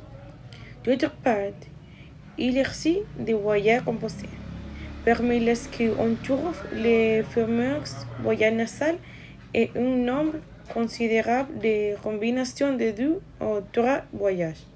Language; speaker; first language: French; non-native, learner; Spanish